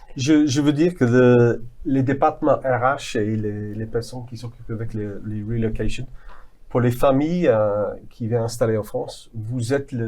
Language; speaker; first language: French; non-native, fluent; English